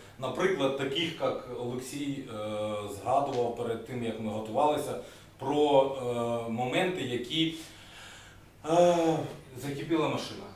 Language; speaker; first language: Ukrainian; non-native, local second language; Russian